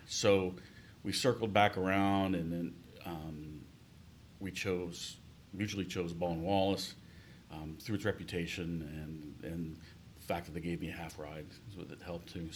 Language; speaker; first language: English; native; English